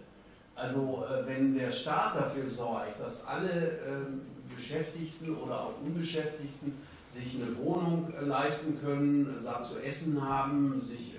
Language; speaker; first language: German; native; German